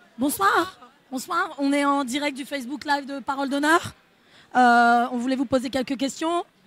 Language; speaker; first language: French; native; French